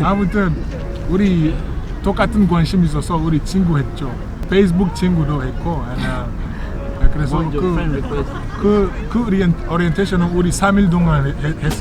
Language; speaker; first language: Korean; non-native, fluent; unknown